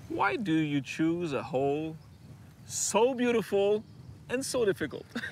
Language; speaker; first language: English; non-native, learner; French